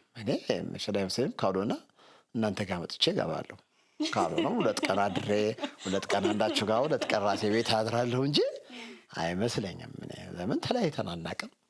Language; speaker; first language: Amharic; non-native, local second language; Sebat Bet Gurage